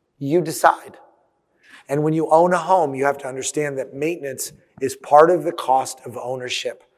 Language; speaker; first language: English; early bilingual, other home language; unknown